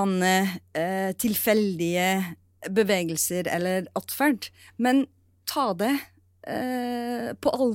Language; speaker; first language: Norwegian; non-native, fluent; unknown